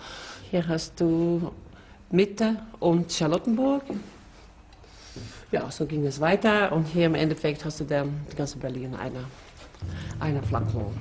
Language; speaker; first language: German; non-native, fluent; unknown